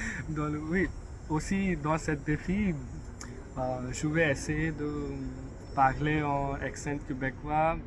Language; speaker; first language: French; non-native, learner; English